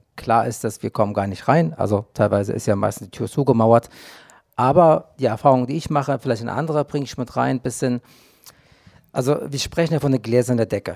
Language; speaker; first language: German; non-native, fluent; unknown